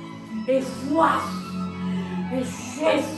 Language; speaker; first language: French; non-native, fluent; Italian